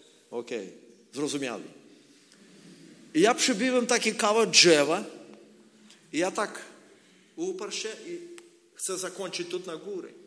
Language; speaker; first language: Polish; non-native, learner; Ukrainian